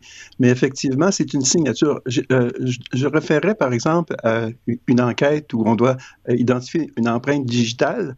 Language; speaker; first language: French; native; French